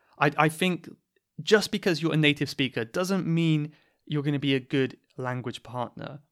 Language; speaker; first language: English; native; English